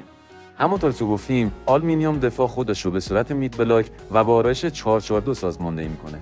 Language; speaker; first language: Persian; native; Persian